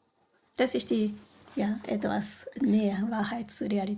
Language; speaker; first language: German; non-native, learner; Japanese